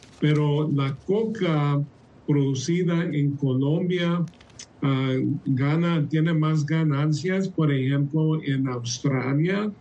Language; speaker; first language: Spanish; early bilingual, heritage; Spanish